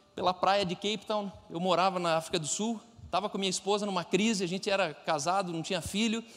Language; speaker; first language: Portuguese; non-native, fluent; German